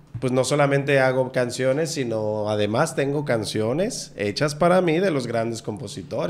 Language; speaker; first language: Spanish; native; Spanish